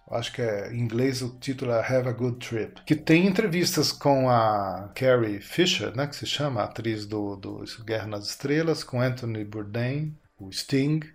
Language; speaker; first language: Portuguese; native; Portuguese